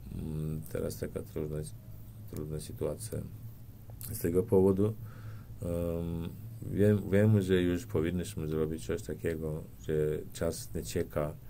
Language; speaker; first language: Polish; non-native, learner; Turkmen